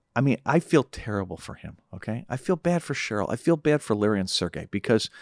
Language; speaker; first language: English; native; English